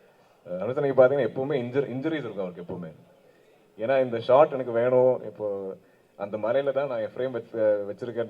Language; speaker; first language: Tamil; non-native, local second language; Malayalam